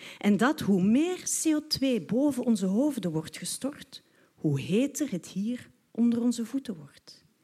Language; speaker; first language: Dutch; native; Dutch